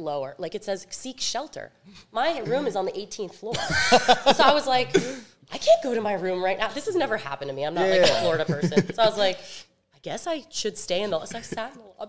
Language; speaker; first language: English; native; English